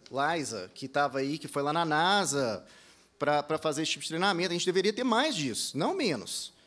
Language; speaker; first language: Portuguese; early bilingual, heritage; English